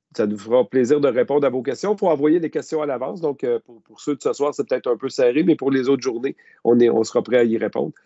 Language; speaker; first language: French; native; French